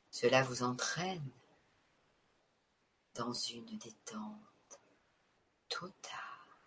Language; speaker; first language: French; native; French